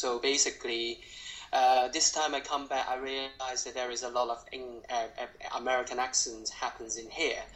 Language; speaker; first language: English; non-native, local second language; Cantonese